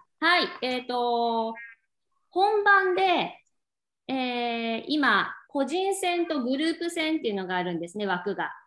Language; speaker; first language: Japanese; native; Japanese